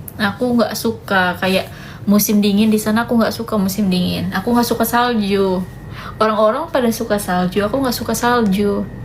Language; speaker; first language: Indonesian; native; Indonesian